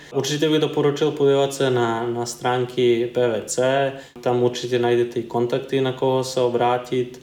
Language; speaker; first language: Czech; non-native, fluent; Serbian